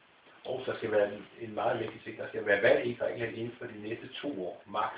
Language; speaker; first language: Danish; native; Danish